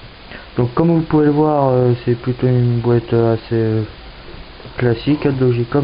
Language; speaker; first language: French; native; French